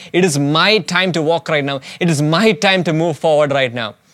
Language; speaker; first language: English; non-native, local second language; Malayalam